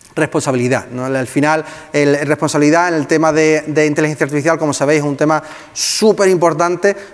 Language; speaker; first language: Spanish; native; Spanish